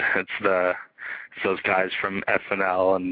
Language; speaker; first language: English; native; English